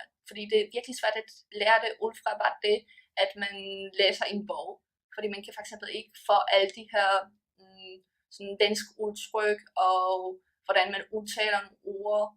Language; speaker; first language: Danish; early bilingual, other home language; Polish